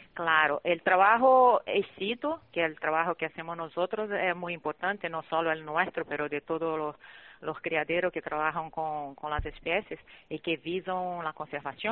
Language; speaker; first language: Spanish; non-native, fluent; Portuguese